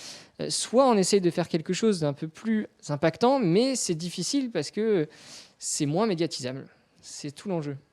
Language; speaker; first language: French; native; French